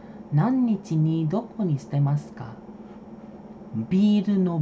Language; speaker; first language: Japanese; non-native, fluent; Indonesian